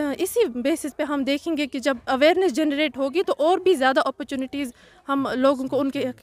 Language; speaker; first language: Hindi; non-native, local second language; Kashmiri